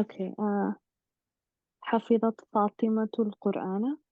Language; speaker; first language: Arabic; non-native, learner; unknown